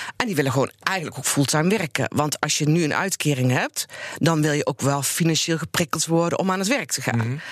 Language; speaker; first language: Dutch; native; Dutch